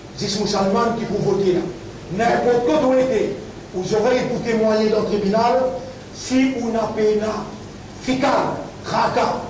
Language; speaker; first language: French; non-native, local second language; Morisyen